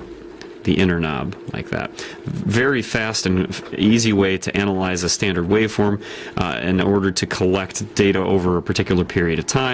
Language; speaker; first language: English; native; English